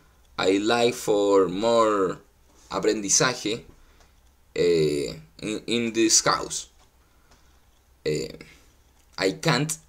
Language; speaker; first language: English; non-native, learner; Spanish